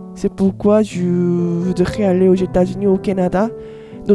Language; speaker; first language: French; non-native, learner; Korean